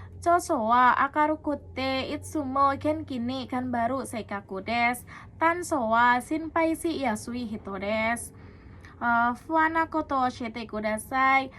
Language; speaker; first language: Japanese; non-native, learner; Indonesian